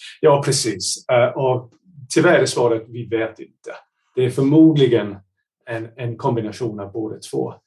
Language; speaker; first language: Swedish; non-native, fluent; English